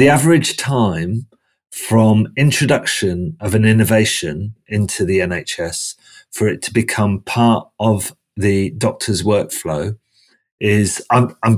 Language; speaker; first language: English; native; English